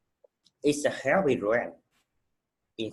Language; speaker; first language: English; non-native, fluent; Vietnamese